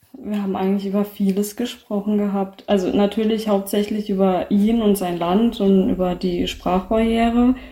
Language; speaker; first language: German; native; German